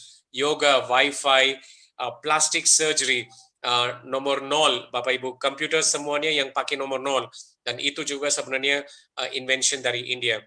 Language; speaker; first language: Indonesian; non-native, fluent; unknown